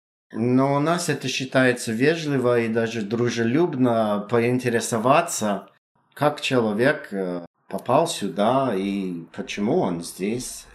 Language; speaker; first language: Russian; non-native, fluent; English